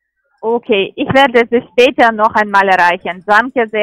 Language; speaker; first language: German; non-native, learner; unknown